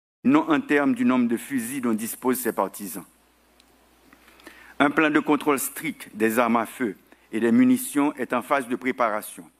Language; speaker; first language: French; non-native, local second language; Haitian Creole